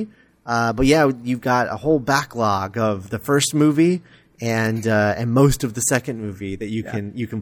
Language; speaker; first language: English; native; English